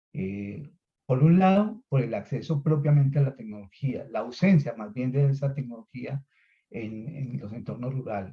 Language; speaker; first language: Spanish; native; Spanish